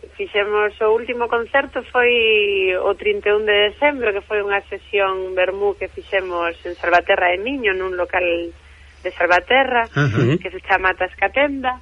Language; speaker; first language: Galician; native; Galician